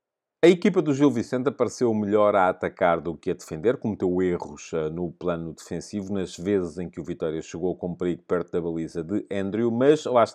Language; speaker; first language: Portuguese; native; Portuguese